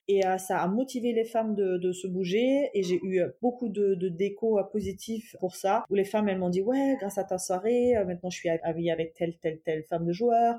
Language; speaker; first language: French; non-native, fluent; German